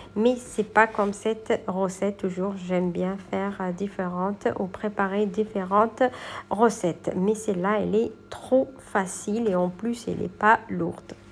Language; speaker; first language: French; non-native, local second language; Arabic